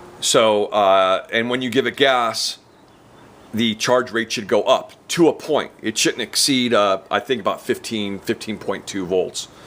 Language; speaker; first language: English; native; English